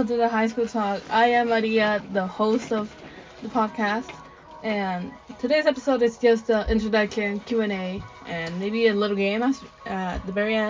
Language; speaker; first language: English; non-native, fluent; Spanish